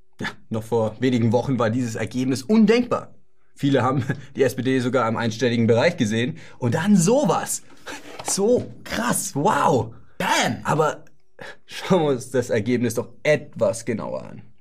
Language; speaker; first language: German; native; German